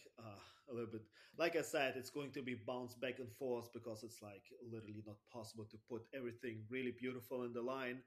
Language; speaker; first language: English; non-native, fluent; German